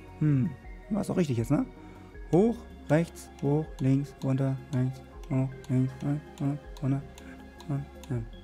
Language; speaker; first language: German; native; German